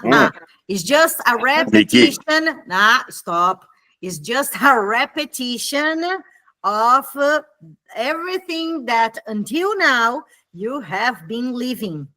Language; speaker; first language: English; non-native, fluent; Italian